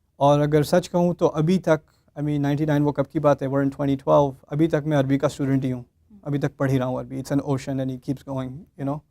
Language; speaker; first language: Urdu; early bilingual, heritage; Urdu